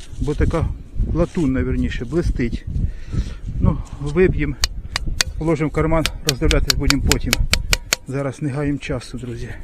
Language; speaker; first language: Ukrainian; non-native, local second language; Russian